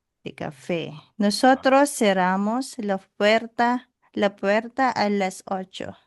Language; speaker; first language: Spanish; non-native, learner; Filipino